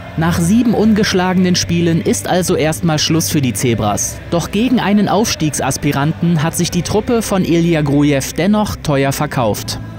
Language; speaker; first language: German; native; German